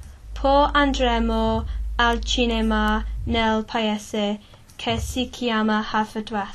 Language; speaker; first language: Italian; non-native, learner; English